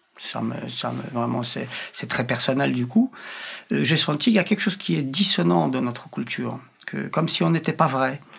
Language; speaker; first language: French; non-native, fluent; Polish